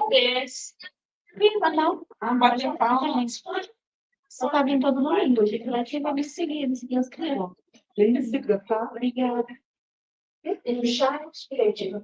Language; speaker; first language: Portuguese; early bilingual, heritage; Portuguese